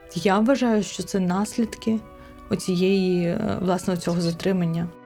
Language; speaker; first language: Ukrainian; non-native, local second language; Crimean Tatar